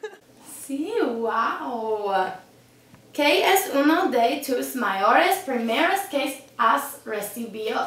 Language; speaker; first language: Spanish; non-native, learner; English